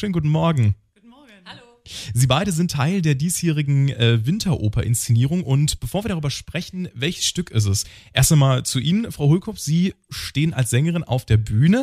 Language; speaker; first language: German; native; German